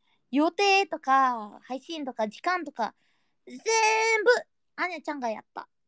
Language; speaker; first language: Japanese; non-native, learner; Indonesian